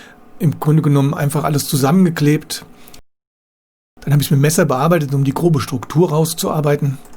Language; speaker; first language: German; native; German